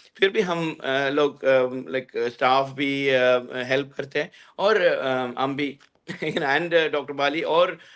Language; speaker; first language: Hindi; non-native, local second language; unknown